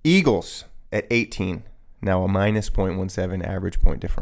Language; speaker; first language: English; native; English